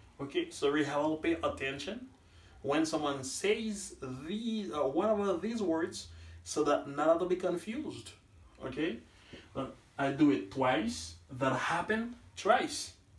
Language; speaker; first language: English; non-native, fluent; Haitian Creole